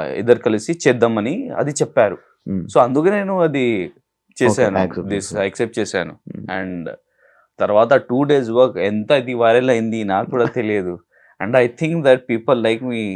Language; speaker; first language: Telugu; non-native, learner; Hindi